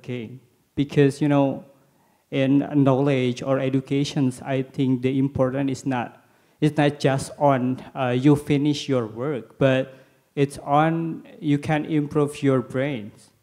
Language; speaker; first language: English; non-native, learner; Indonesian